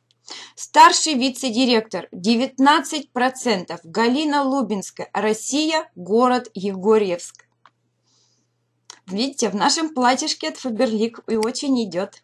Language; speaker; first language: Russian; native; Russian